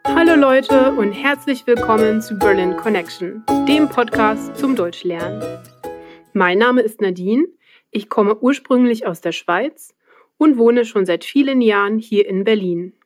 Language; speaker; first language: German; non-native, fluent; Swiss German